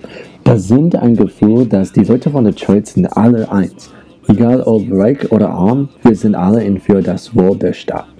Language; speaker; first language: German; non-native, learner; English